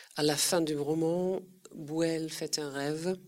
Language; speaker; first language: French; non-native, fluent; German